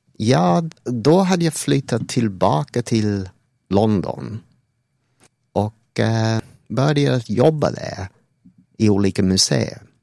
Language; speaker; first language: Swedish; non-native, fluent; English